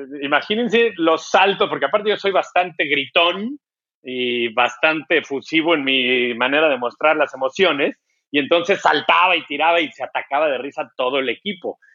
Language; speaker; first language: Spanish; native; Spanish